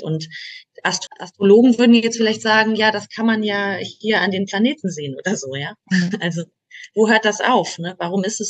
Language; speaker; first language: German; native; German